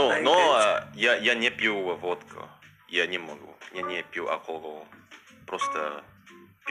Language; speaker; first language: Russian; non-native, learner; Indonesian